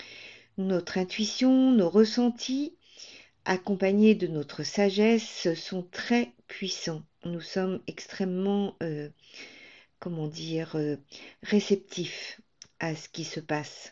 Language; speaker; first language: French; native; French